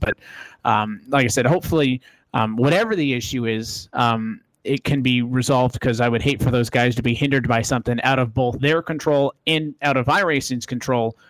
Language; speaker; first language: English; native; English